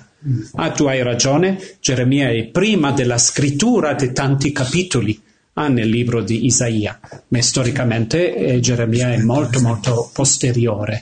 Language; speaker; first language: Italian; non-native, fluent; English